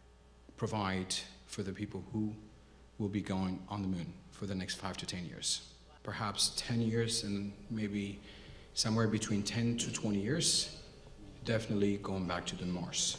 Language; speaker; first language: English; non-native, local second language; Amharic